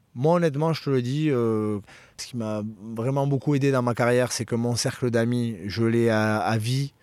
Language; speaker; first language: French; native; French